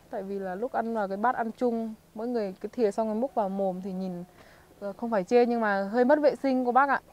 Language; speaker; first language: Vietnamese; non-native, local second language; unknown